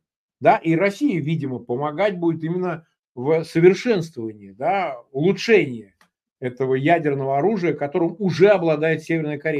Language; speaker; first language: Russian; native; Russian